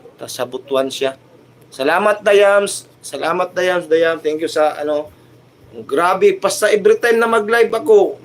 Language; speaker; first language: Filipino; non-native, local second language; Cebuano